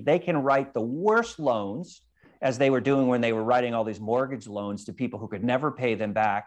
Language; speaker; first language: English; native; English